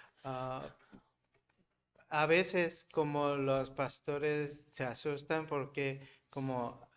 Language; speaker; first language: Spanish; non-native, learner; Korean